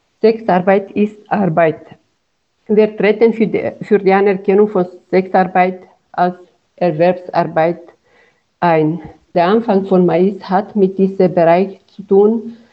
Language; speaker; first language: German; non-native, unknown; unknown